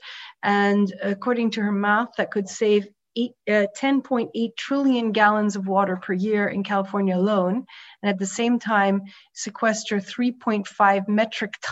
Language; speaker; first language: English; native; English